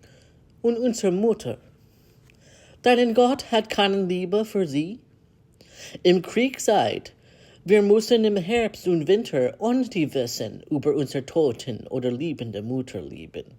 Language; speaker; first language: German; non-native, learner; English